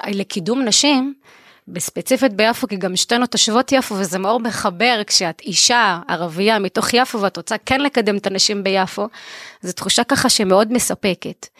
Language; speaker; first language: Hebrew; non-native, local second language; Arabic